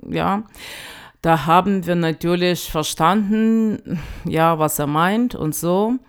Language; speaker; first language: German; non-native, fluent; Ukrainian